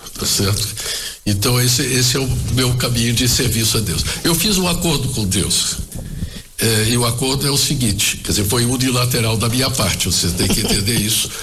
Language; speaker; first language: Portuguese; early bilingual, other home language; German